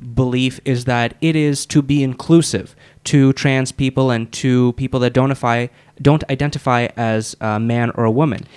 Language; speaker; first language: English; native; English